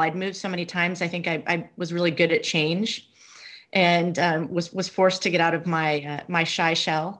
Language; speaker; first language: English; native; English